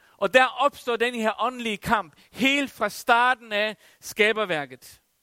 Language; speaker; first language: Danish; non-native, local second language; Faroese